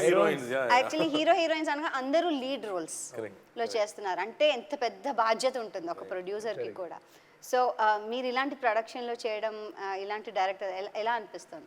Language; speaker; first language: Telugu; native; Telugu